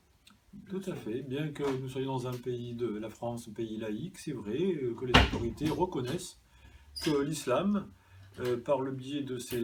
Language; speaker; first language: French; native; French